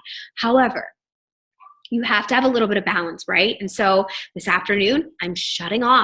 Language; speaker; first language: English; native; English